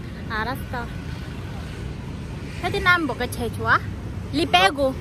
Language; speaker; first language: Korean; non-native, learner; Vietnamese